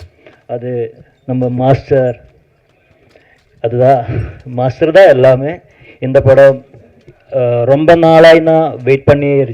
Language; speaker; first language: Tamil; non-native, learner; Malayalam